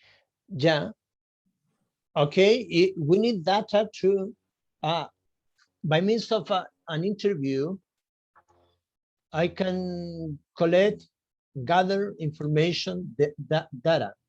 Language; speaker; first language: English; non-native, fluent; Spanish